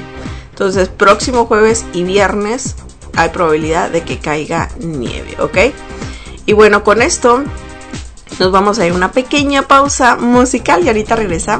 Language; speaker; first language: Spanish; native; Spanish